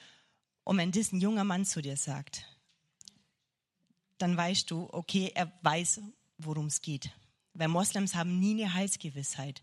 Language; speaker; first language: German; native; German